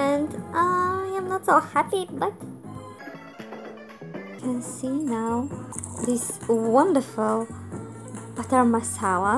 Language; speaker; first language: English; non-native, fluent; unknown